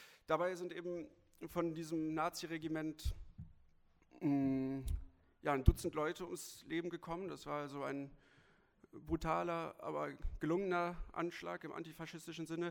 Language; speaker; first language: German; native; German